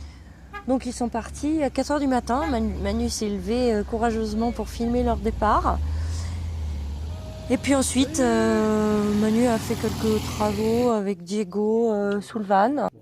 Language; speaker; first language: French; native; French